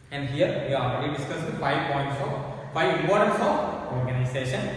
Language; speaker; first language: English; non-native, local second language; Malayalam